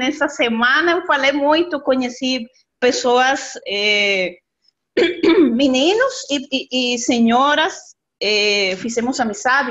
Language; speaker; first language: Portuguese; non-native, learner; Spanish